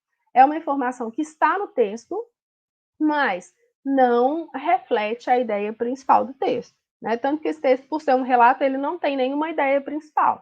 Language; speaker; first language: Portuguese; native; Portuguese